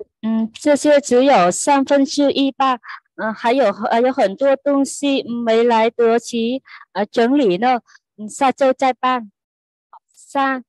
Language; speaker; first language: Chinese; non-native, fluent; Vietnamese